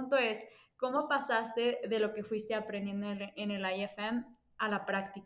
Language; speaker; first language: Spanish; native; Spanish